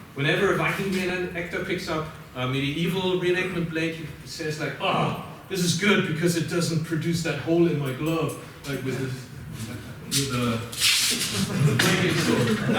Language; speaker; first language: English; non-native, fluent; German